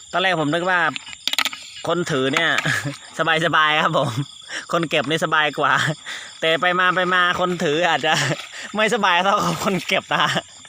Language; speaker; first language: Thai; native; Thai